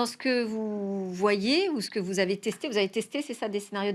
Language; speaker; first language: French; native; French